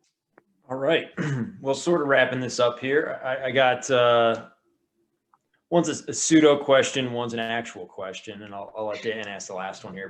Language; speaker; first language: English; native; English